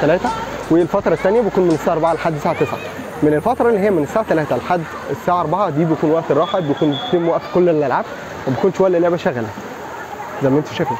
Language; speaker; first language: Arabic; native; Arabic